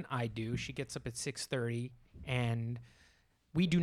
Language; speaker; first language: English; native; English